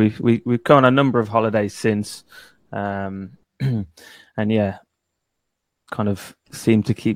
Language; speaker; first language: English; native; English